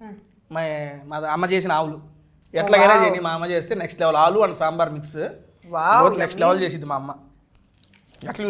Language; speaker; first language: Telugu; native; Telugu